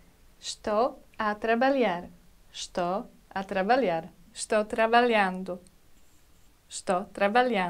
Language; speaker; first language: Portuguese; non-native, fluent; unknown